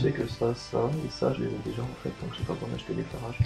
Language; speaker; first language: French; native; French